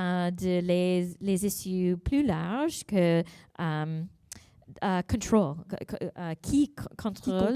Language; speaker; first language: French; non-native, learner; English